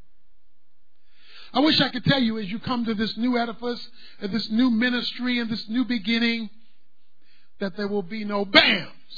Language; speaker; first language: English; native; English